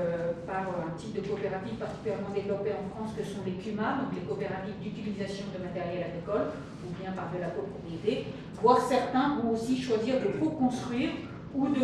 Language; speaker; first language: French; native; French